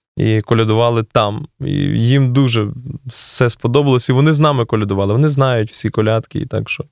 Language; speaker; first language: Ukrainian; native; Ukrainian